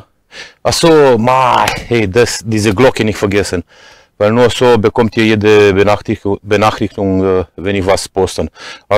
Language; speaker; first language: German; non-native, fluent; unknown